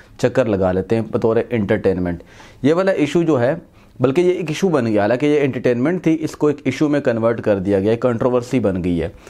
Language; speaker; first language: Urdu; non-native, local second language; Punjabi